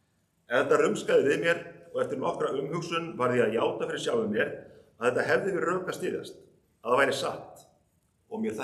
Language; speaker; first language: Icelandic; native; Icelandic